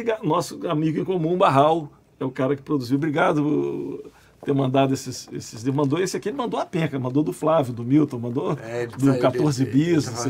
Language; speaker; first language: Portuguese; native; Portuguese